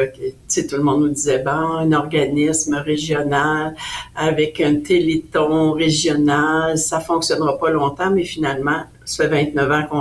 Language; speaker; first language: French; native; French